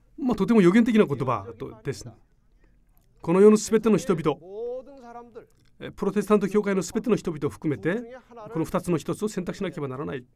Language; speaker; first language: Japanese; non-native, fluent; Korean